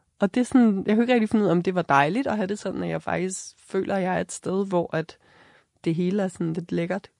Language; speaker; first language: Danish; native; Danish